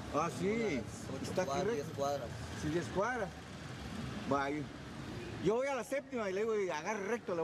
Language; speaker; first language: Spanish; native; Spanish